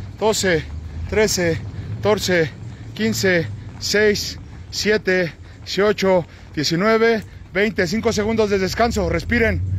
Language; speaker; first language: Spanish; native; Spanish